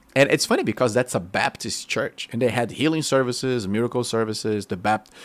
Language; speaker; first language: English; non-native, fluent; Portuguese